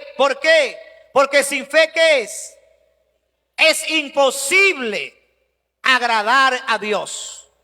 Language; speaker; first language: Spanish; native; Spanish